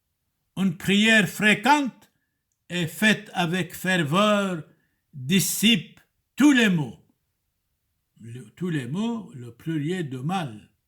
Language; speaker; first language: French; non-native, fluent; Turoyo